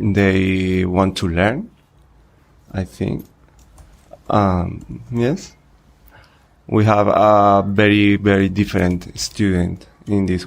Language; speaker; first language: English; non-native, learner; Spanish